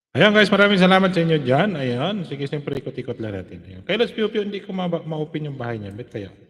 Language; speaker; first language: Filipino; non-native, local second language; Hiligaynon